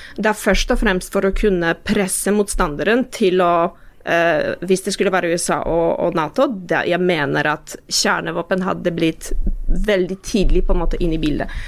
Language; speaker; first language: Norwegian; non-native, fluent; Polish